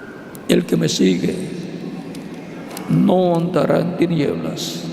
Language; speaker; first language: Spanish; native; Spanish